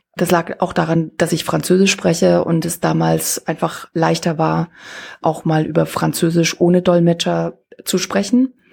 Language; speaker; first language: German; native; German